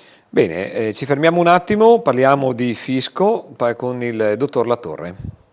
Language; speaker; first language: Italian; native; Italian